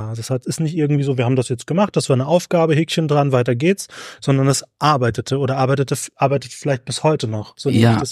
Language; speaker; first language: German; native; German